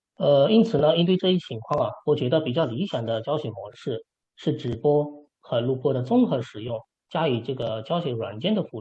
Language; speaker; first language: Chinese; native; Chinese